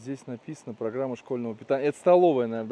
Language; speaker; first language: Russian; native; Russian